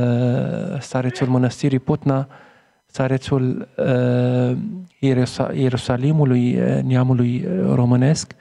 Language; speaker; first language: Romanian; non-native, fluent; Arabic